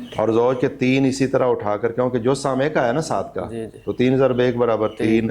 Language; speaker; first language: Urdu; non-native, local second language; Punjabi